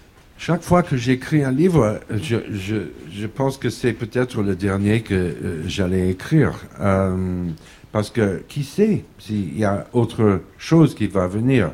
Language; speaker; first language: French; non-native, fluent; English